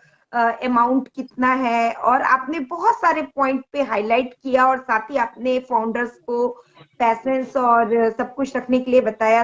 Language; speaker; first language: Hindi; native; Hindi